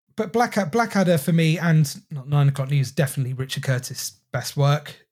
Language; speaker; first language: English; native; English